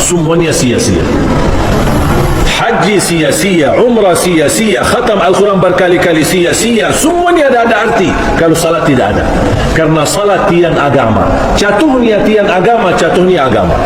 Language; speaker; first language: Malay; non-native, fluent; Arabic